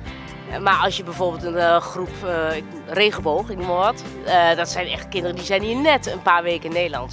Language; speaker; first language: Dutch; native; Dutch